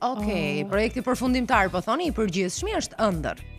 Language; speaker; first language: Albanian; native; Albanian